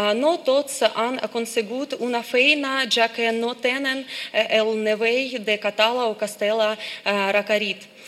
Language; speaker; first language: Catalan; non-native, learner; Ukrainian